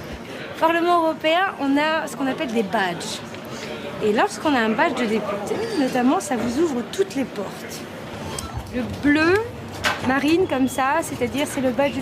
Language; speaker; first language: French; native; French